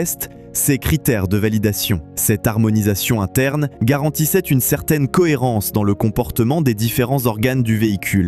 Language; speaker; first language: French; native; French